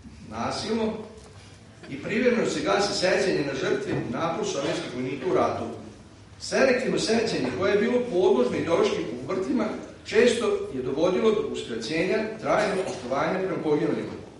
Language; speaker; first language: Serbian; native; Serbian